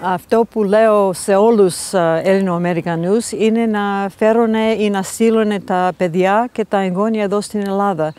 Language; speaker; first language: Greek; non-native, fluent; English